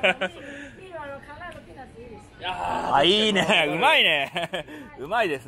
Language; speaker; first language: Japanese; native; Japanese